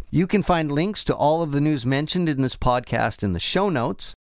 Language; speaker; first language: English; native; English